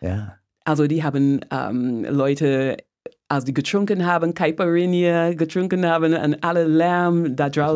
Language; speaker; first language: German; non-native, fluent; English